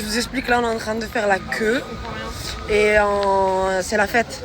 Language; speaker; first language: French; native; French